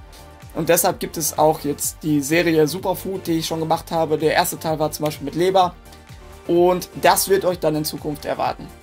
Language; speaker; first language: German; native; German